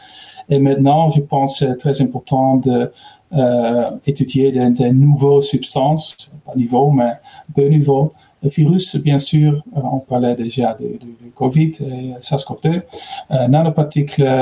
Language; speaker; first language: French; non-native, learner; Dutch